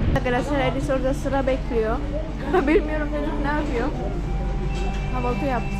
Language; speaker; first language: Turkish; non-native, learner; Indonesian